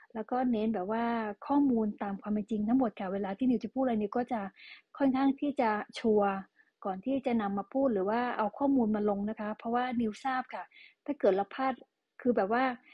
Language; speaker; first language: Thai; native; Thai